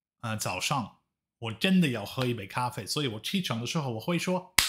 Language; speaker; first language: Chinese; non-native, fluent; Dutch